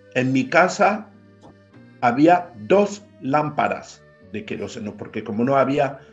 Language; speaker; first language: Spanish; non-native, fluent; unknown